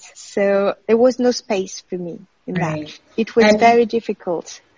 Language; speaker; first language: English; non-native, fluent; French